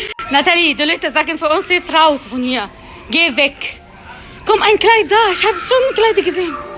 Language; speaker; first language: German; non-native, learner; Arabic